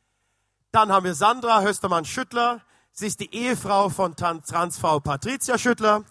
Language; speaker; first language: German; native; German